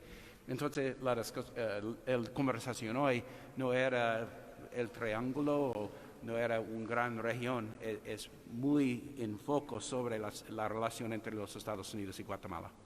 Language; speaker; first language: Spanish; non-native, fluent; English